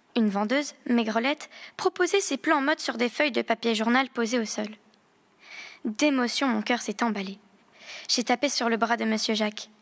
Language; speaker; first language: French; native; French